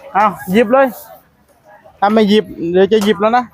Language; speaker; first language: Thai; native; Thai